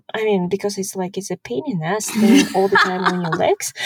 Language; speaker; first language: English; non-native, fluent; Kazakh